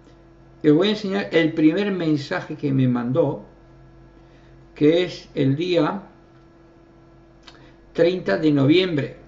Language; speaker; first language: Spanish; native; Spanish